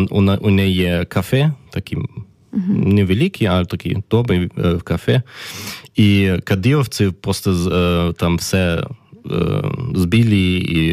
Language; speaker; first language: Ukrainian; non-native, learner; German